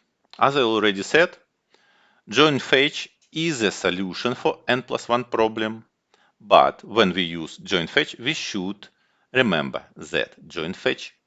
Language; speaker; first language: English; non-native, fluent; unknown